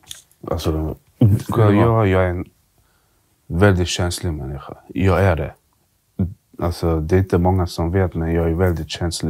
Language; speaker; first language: Swedish; early bilingual, other home language; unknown